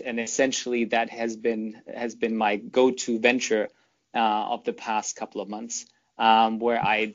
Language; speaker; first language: English; non-native, fluent; German